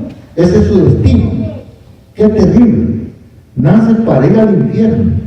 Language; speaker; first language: Spanish; native; Spanish